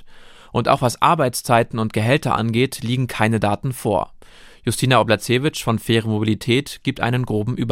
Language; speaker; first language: German; native; German